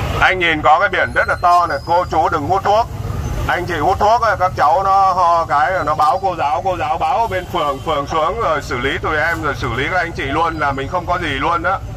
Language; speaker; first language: Vietnamese; native; Vietnamese